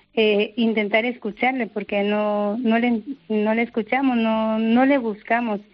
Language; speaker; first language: Spanish; native; Spanish